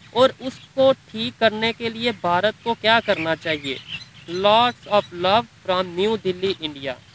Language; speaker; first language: Urdu; native; Urdu